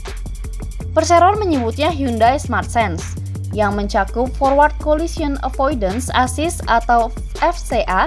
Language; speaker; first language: Indonesian; native; Indonesian